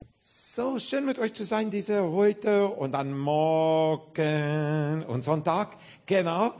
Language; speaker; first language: German; non-native, fluent; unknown